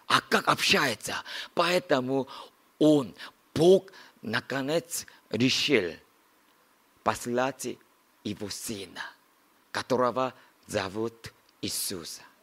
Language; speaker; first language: Russian; non-native, learner; Korean